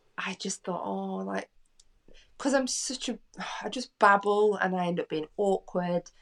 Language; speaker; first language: English; native; English